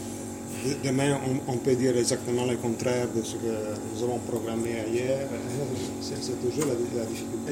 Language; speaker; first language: French; non-native, fluent; Italian